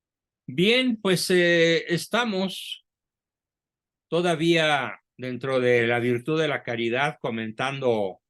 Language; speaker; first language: Spanish; native; Spanish